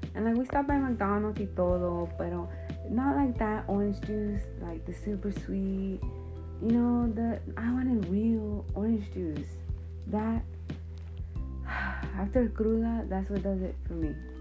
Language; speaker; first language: English; early bilingual, other home language; Spanish